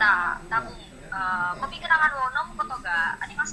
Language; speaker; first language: Japanese; non-native, learner; Indonesian